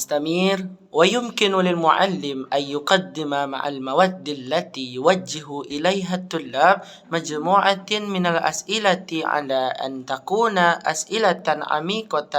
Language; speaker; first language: Arabic; non-native, learner; Indonesian